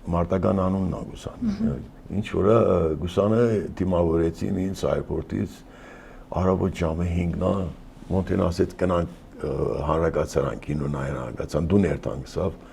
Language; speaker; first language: Armenian; early bilingual, heritage; Armenian